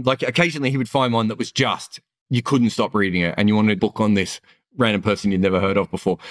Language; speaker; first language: English; native; English